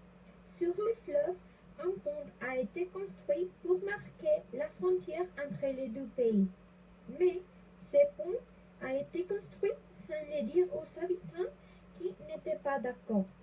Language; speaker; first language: French; non-native, learner; Spanish